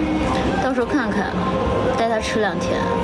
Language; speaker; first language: Chinese; native; Chinese